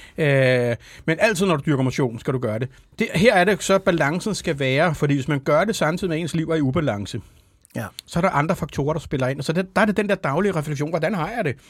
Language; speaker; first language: Danish; native; Danish